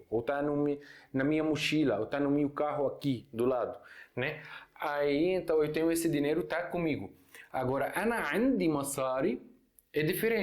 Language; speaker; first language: Portuguese; non-native, fluent; Arabic